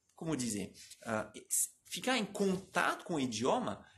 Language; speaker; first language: Portuguese; non-native, fluent; French